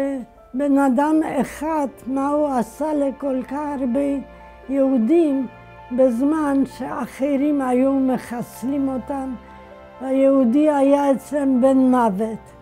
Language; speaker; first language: Hebrew; non-native, fluent; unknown